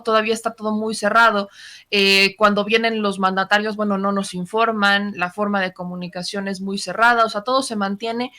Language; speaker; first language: Spanish; native; Spanish